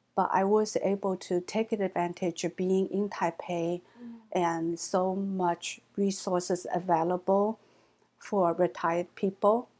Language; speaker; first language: English; non-native, fluent; Chinese